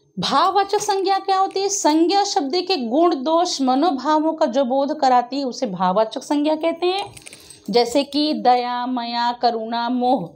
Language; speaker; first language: Hindi; native; Hindi